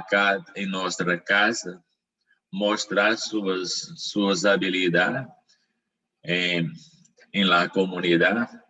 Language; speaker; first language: Portuguese; non-native, learner; Spanish